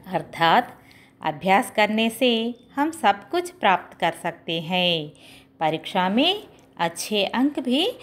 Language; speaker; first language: Hindi; non-native, local second language; Telugu